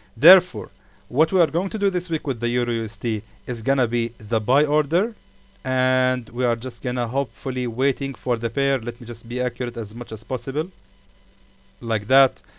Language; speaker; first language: English; non-native, fluent; Arabic